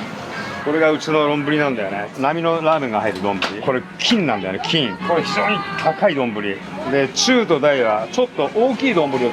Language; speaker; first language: Japanese; native; Japanese